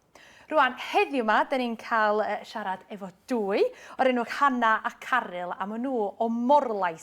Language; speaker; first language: Welsh; native; Welsh